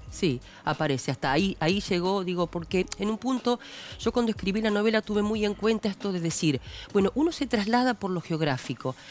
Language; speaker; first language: Spanish; native; Spanish